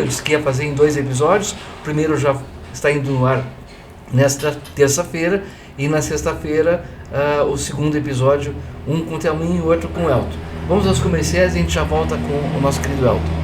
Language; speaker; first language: Portuguese; native; Portuguese